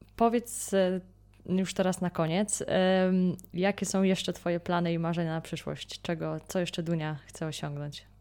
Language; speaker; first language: Polish; native; Polish